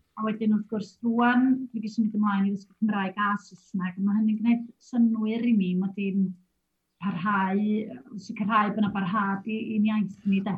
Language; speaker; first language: Welsh; native; Welsh